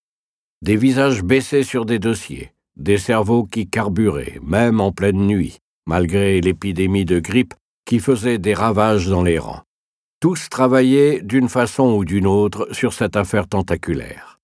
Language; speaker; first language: French; native; French